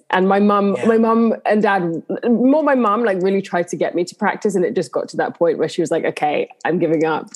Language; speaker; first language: English; native; English